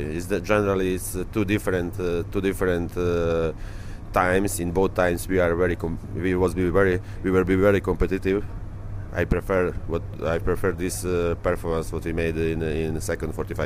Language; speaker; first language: English; non-native, learner; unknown